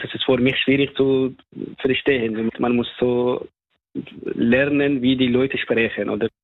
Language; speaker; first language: German; non-native, fluent; Persian